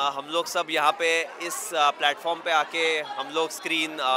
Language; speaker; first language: Hindi; non-native, local second language; Marathi